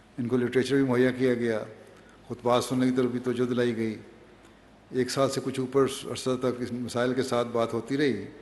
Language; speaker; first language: Urdu; native; Urdu